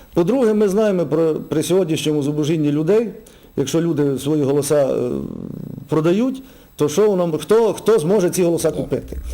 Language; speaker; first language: Ukrainian; native; Ukrainian